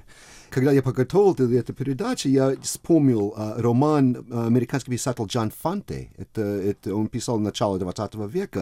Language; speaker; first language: Russian; non-native, fluent; English